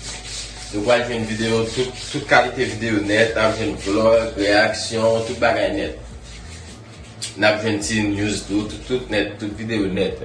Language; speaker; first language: French; non-native, learner; Haitian Creole